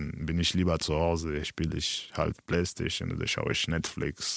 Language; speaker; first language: German; early bilingual, other home language; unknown